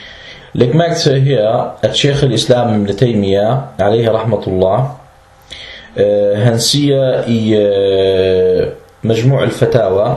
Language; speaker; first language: Danish; early bilingual, other home language; Arabic